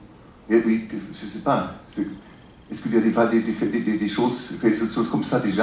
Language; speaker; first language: French; non-native, fluent; German